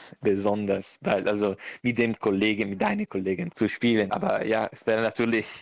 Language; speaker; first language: German; non-native, learner; Italian